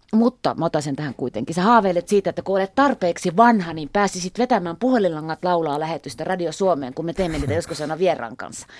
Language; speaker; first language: Finnish; native; Finnish